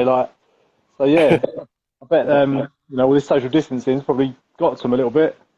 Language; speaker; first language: English; native; English